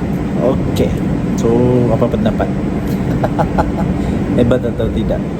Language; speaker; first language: Malay; native; Malay